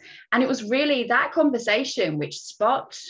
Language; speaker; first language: English; native; English